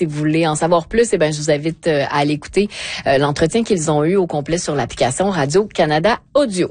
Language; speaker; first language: French; native; French